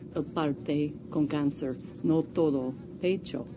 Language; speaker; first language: Spanish; non-native, learner; English